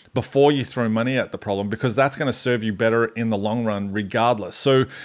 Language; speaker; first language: English; native; English